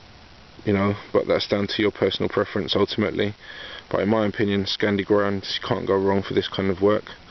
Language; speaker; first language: English; native; English